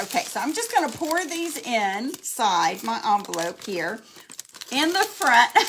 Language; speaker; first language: English; native; English